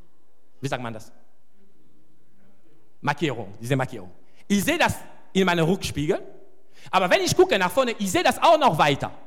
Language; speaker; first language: German; non-native, fluent; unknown